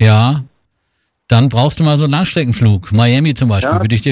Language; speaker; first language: German; native; German